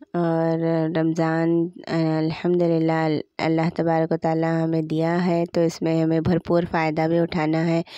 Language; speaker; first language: Hindi; native; Hindi